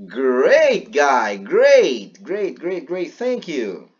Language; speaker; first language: English; non-native, fluent; Portuguese